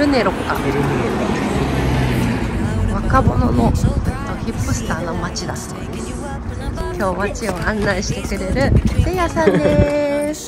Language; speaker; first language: Japanese; native; Japanese